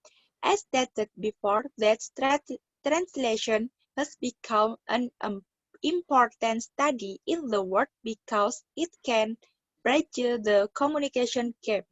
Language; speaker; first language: English; non-native, learner; Indonesian